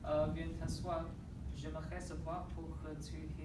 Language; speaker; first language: French; non-native, learner; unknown